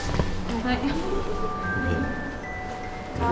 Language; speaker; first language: Japanese; non-native, learner; Indonesian